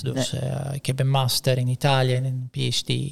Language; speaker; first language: Dutch; non-native, fluent; Italian